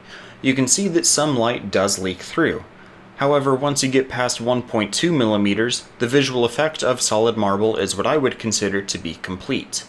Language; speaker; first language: English; native; English